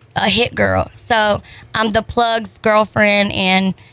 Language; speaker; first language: English; native; English